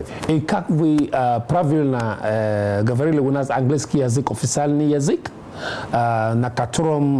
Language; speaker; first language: Russian; non-native, learner; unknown